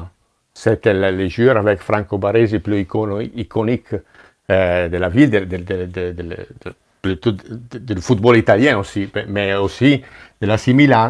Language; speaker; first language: French; non-native, fluent; Italian